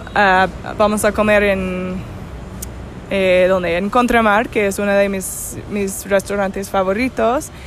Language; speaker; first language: Spanish; non-native, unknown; English